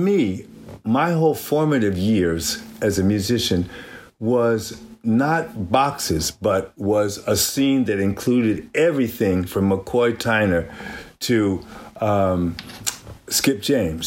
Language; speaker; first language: English; native; English